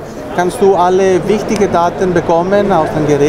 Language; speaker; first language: German; non-native, learner; Italian